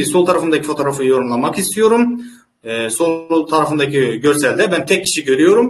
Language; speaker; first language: Turkish; non-native, fluent; Uzbek